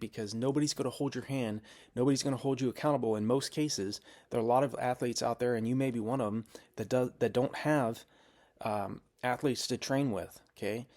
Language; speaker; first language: English; native; English